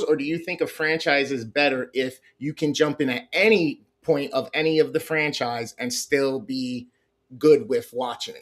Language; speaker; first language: English; native; English